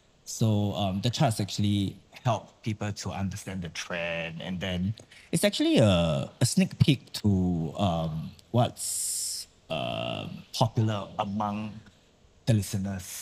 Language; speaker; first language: English; non-native, local second language; Chinese